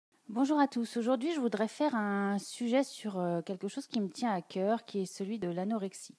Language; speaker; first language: French; native; French